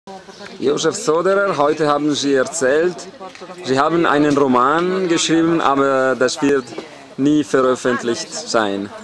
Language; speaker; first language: German; non-native, fluent; Italian